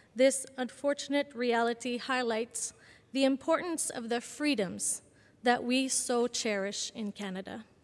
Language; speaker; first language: English; non-native, local second language; French